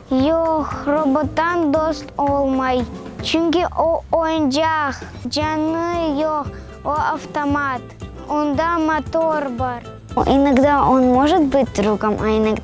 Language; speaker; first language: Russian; non-native, local second language; Azerbaijani